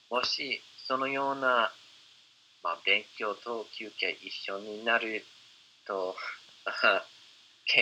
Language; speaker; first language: Japanese; non-native, fluent; English